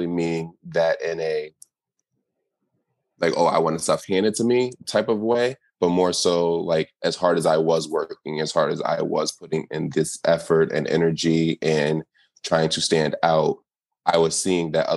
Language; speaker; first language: English; native; English